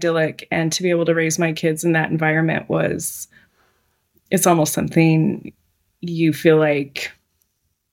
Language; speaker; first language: English; native; English